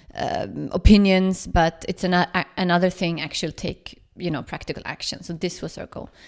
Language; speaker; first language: English; non-native, fluent; Swedish